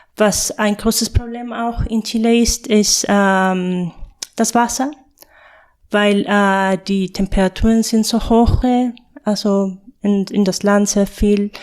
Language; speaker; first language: German; non-native, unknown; Spanish